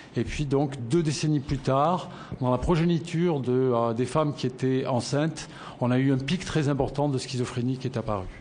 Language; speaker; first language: French; native; French